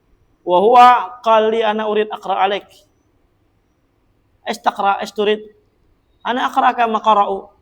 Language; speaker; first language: Arabic; non-native, fluent; Indonesian